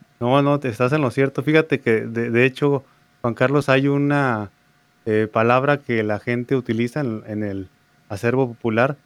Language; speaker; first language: Spanish; native; Spanish